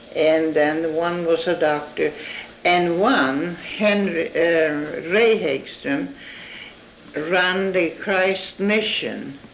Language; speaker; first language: English; non-native, fluent; Swedish